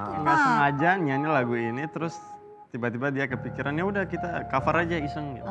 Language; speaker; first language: Indonesian; non-native, fluent; Persian